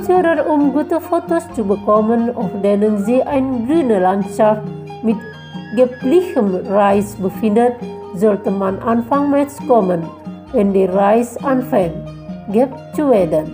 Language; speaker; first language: German; non-native, fluent; Indonesian